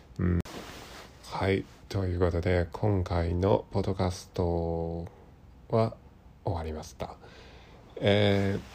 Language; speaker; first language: Japanese; non-native, learner; Cantonese